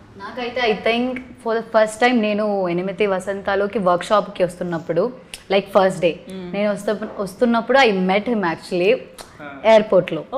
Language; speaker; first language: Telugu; non-native, learner; Malayalam